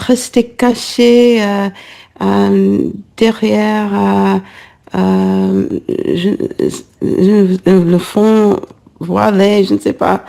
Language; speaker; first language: French; non-native, learner; English